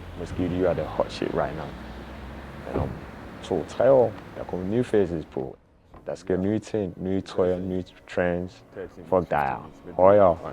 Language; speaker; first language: Danish; non-native, fluent; Akan